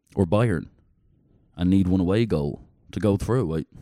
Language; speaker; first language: English; native; English